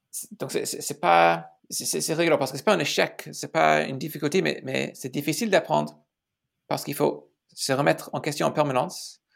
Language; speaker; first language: French; non-native, fluent; English